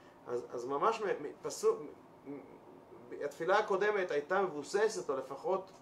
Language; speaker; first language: Hebrew; native; Hebrew